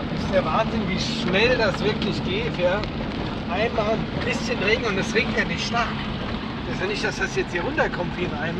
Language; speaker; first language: German; native; German